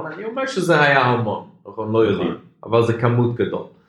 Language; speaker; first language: Hebrew; non-native, fluent; English